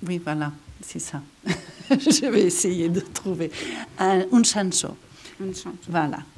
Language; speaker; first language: French; non-native, fluent; Catalan